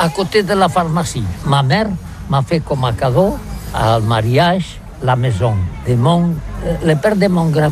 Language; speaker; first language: French; non-native, learner; Catalan